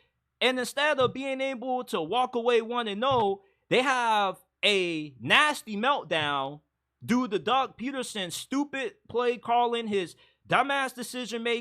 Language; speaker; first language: English; native; English